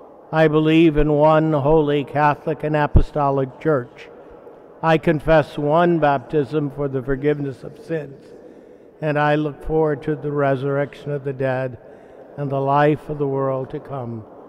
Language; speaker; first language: English; native; English